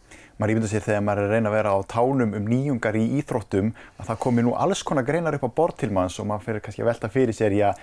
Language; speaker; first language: Icelandic; native; Icelandic